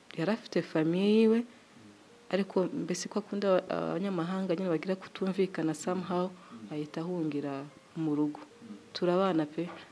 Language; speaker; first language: Kinyarwanda; early bilingual, heritage; Kinyarwanda